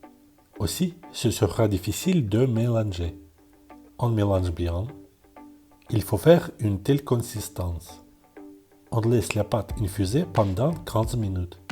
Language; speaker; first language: French; non-native, fluent; Russian